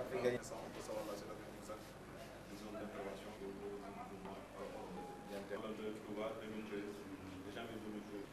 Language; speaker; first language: French; non-native, local second language; Wolof